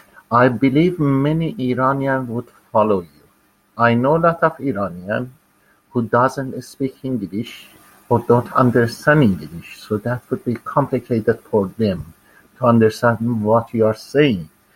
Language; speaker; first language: English; non-native, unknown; Persian